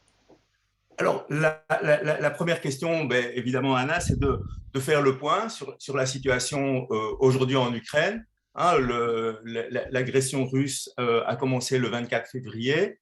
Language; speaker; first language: French; native; French